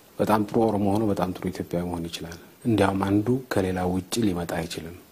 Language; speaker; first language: Amharic; non-native, local second language; Tigrinya